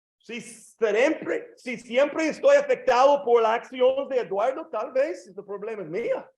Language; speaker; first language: Spanish; non-native, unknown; English